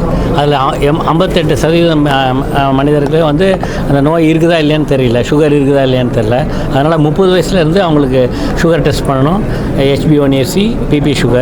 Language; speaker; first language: Tamil; native; Tamil